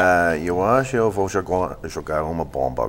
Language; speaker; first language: Portuguese; non-native, fluent; English